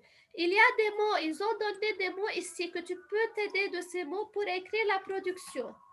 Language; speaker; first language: French; non-native, fluent; Arabic